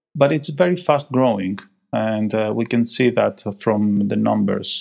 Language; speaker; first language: English; non-native, fluent; Greek